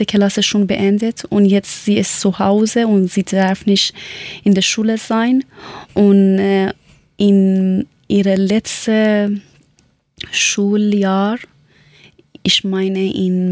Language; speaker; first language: German; non-native, learner; Persian